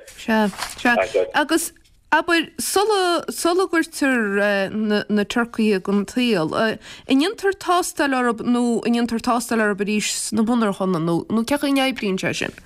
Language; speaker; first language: Irish; native; Irish